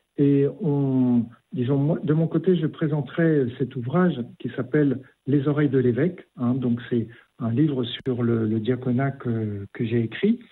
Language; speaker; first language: French; native; French